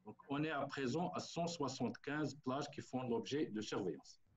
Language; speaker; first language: French; non-native, local second language; Arabic